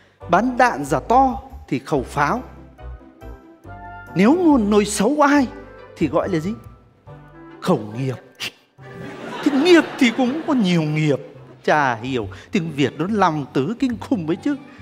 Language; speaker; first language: Vietnamese; non-native, fluent; Turkish